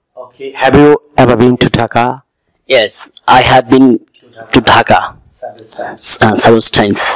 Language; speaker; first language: English; non-native, local second language; Bangla